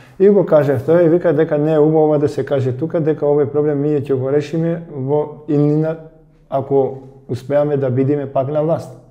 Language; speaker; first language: Macedonian; early bilingual, heritage; Macedonian